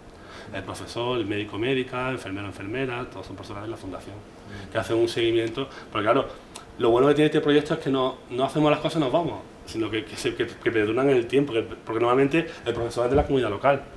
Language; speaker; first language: Spanish; native; Spanish